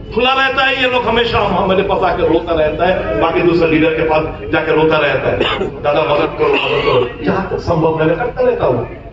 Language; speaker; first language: Hindi; non-native, local second language; Bangla